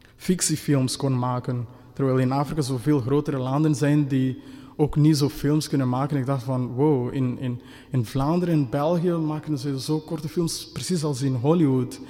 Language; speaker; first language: Dutch; non-native, fluent; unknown